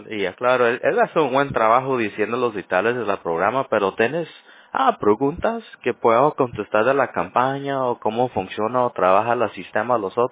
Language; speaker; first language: Spanish; non-native, learner; English